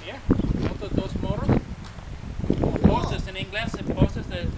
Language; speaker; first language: Spanish; non-native, learner; English